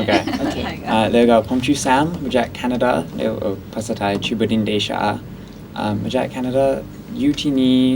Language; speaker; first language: Thai; non-native, learner; English